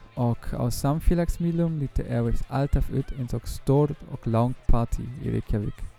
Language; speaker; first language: Icelandic; non-native, learner; German